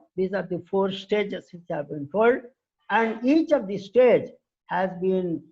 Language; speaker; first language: English; non-native, local second language; Telugu